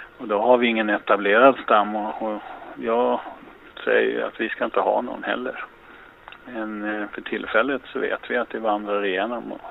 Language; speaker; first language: Swedish; native; Swedish